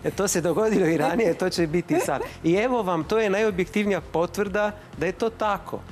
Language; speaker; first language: Bosnian; non-native, fluent; Italian